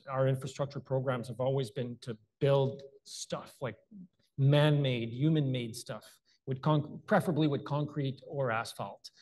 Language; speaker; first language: English; non-native, local second language; French